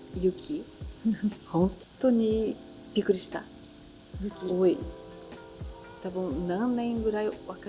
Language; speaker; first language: Japanese; non-native, learner; Portuguese